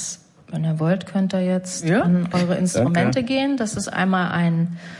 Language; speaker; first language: German; native; German